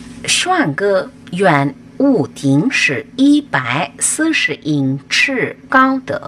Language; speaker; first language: Chinese; non-native, fluent; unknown